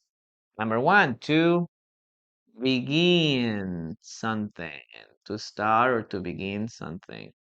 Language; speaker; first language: English; non-native, fluent; Spanish